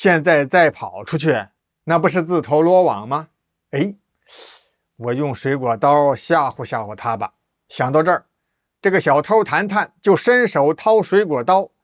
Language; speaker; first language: Chinese; native; Chinese